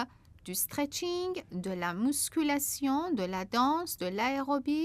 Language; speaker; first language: French; non-native, fluent; Persian